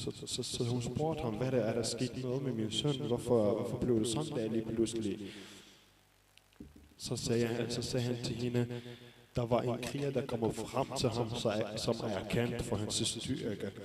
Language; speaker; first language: Danish; early bilingual, other home language; Arabic